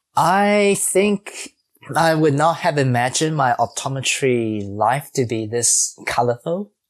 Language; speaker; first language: English; native; English